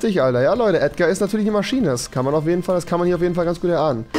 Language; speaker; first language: German; native; German